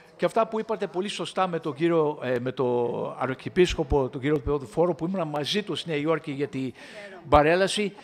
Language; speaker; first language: Greek; early bilingual, heritage; Greek